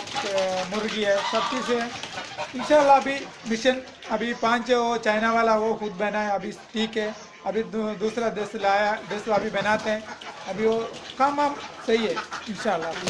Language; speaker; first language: Hindi; non-native, local second language; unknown